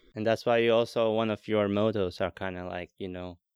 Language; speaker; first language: English; non-native, fluent; Latvian